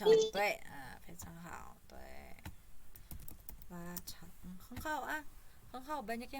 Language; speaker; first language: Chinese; non-native, fluent; Indonesian